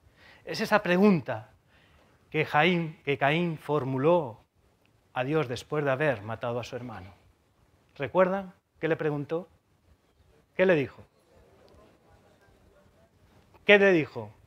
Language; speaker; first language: Spanish; native; Spanish